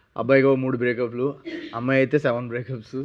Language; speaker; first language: Telugu; native; Telugu